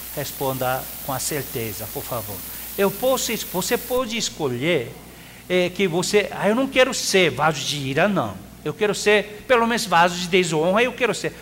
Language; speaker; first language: Portuguese; non-native, fluent; Korean